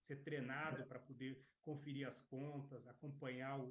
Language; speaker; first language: Portuguese; native; Portuguese